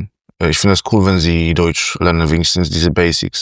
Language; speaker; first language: German; non-native, fluent; Polish